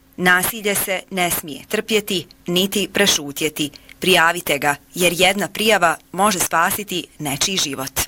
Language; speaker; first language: Bosnian; native; Bosnian